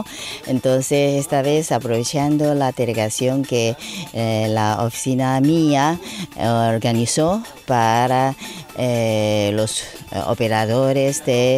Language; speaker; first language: Spanish; non-native, fluent; Chinese